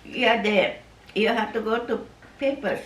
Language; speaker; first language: English; non-native, learner; Japanese